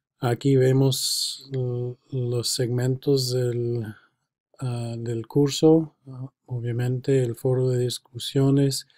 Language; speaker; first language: Spanish; non-native, fluent; English